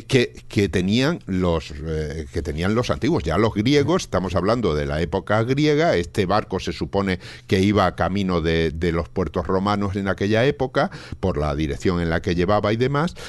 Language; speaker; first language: Spanish; native; Spanish